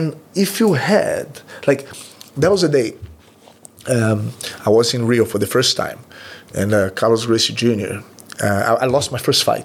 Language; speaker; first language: English; non-native, fluent; Portuguese